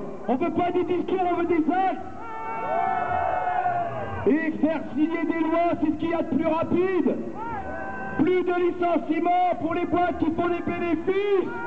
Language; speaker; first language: French; native; French